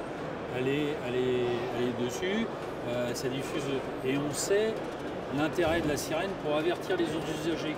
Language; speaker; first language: French; native; French